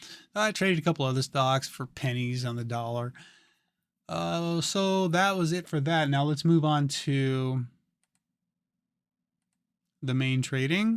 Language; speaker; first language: English; native; English